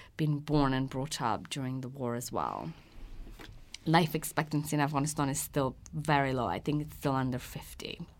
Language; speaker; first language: English; early bilingual, other home language; Persian